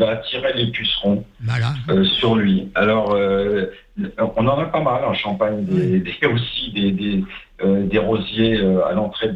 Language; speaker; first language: French; native; French